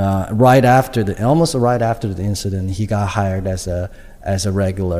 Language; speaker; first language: English; non-native, fluent; Chinese